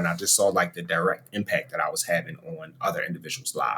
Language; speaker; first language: English; native; English